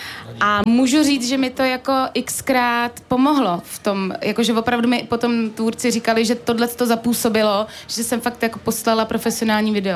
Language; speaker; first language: Czech; native; Czech